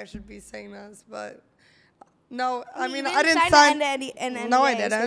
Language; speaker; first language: English; native; English